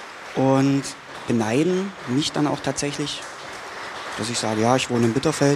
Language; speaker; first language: German; native; German